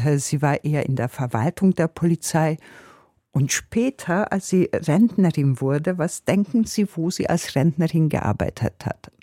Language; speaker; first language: German; non-native, fluent; Hungarian